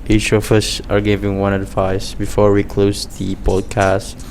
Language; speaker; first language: English; non-native, fluent; Indonesian